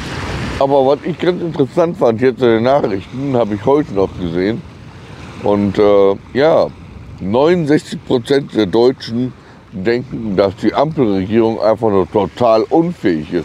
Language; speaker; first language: German; native; German